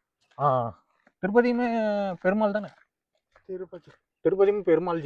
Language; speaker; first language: Hindi; non-native, local second language; Tamil